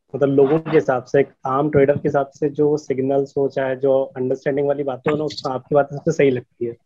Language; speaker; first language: Hindi; native; Hindi